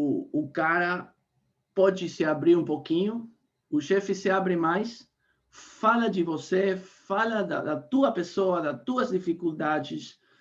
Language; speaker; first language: Portuguese; non-native, fluent; Spanish